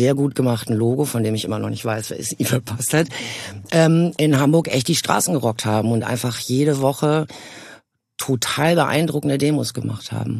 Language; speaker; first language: German; native; German